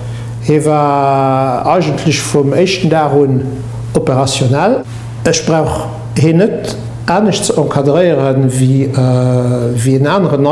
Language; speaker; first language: German; non-native, local second language; Luxembourgish